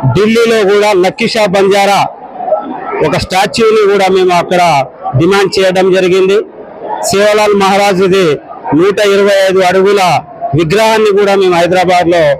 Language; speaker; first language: Telugu; non-native, local second language; Lambadi